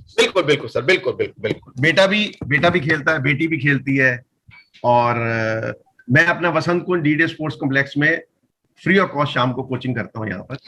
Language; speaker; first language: Hindi; native; Hindi